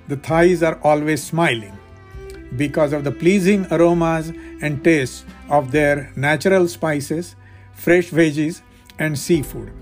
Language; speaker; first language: English; non-native, local second language; Marathi